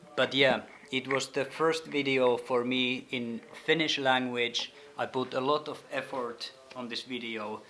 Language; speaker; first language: English; non-native, fluent; Finnish